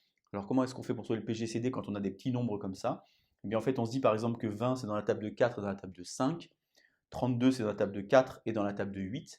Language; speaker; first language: French; native; French